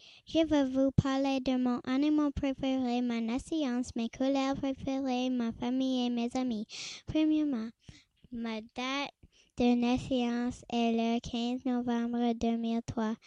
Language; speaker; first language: French; non-native, learner; English